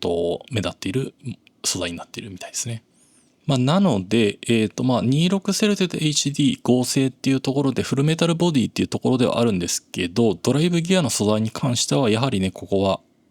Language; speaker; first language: Japanese; native; Japanese